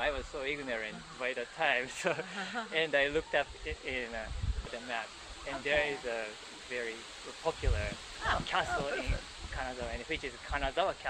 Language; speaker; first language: English; non-native, fluent; Japanese